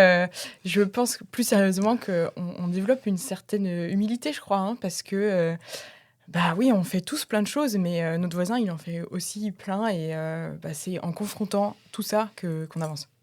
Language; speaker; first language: French; native; French